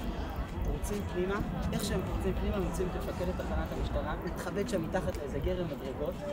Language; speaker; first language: Hebrew; native; Hebrew